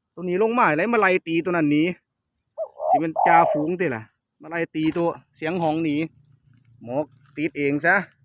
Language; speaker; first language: Thai; native; Thai